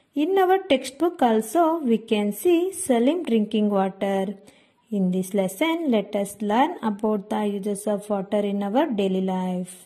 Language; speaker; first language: English; non-native, local second language; Kannada